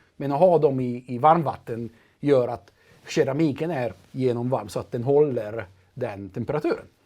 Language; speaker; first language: Swedish; non-native, fluent; Italian